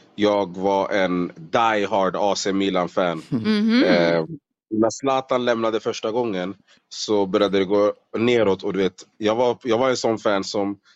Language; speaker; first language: Swedish; native; Swedish